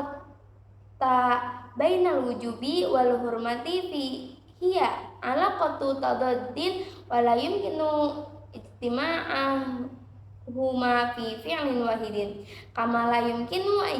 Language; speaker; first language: Arabic; non-native, learner; Indonesian